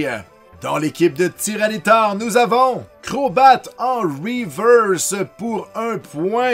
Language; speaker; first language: French; native; French